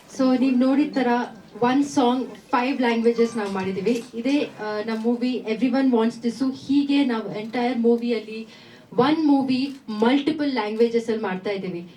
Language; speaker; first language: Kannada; non-native, local second language; Tamil